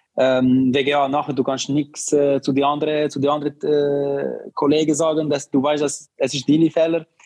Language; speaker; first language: German; non-native, learner; Albanian